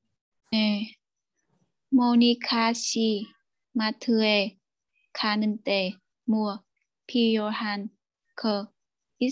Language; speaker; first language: Korean; non-native, learner; Vietnamese